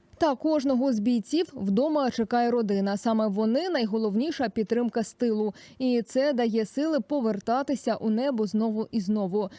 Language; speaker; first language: Ukrainian; native; Ukrainian